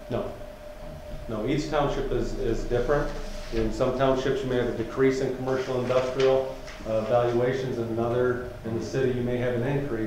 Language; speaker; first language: English; native; English